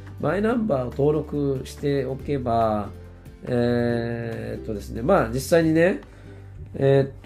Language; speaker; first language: Japanese; native; Japanese